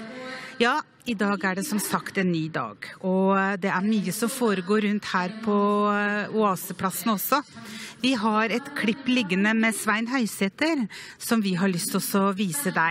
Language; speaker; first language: Norwegian; native; Norwegian